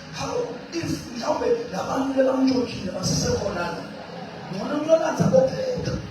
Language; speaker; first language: Zulu; non-native, local second language; Swati